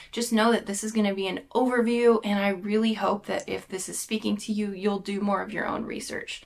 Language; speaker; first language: English; native; English